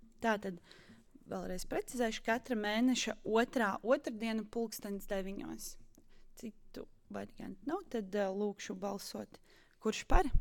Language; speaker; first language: Latvian; native; Latvian